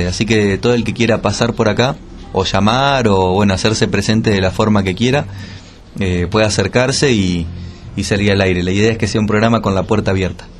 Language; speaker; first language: Spanish; native; Spanish